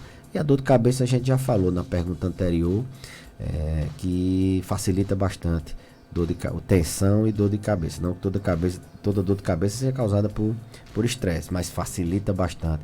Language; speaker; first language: Portuguese; native; Portuguese